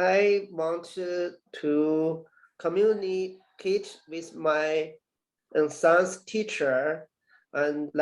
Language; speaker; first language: English; non-native, learner; Chinese